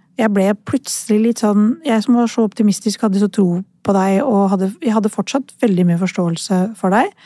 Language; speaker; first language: Norwegian; early bilingual, other home language; Urdu